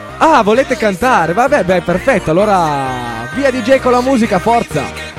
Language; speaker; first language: Italian; native; Italian